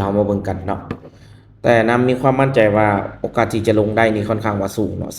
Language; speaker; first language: Thai; non-native, local second language; Northeastern Thai